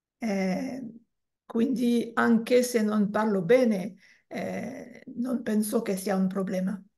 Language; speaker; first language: Italian; non-native, learner; French